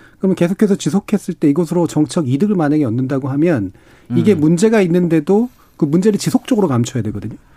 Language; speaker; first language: Korean; native; Korean